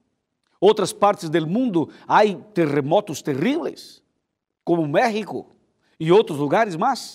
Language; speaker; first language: Spanish; non-native, fluent; Portuguese